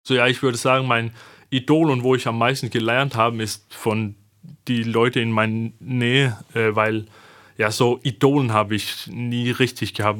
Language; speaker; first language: German; non-native, fluent; Danish